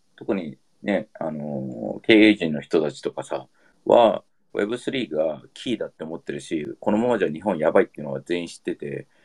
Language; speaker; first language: Japanese; early bilingual, heritage; Japanese